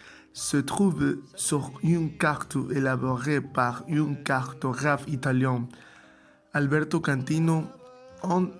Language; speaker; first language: French; non-native, learner; Spanish